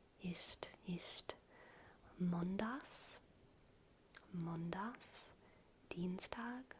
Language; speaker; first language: German; non-native, learner; English